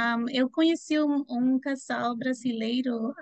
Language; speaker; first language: Portuguese; non-native, fluent; Spanish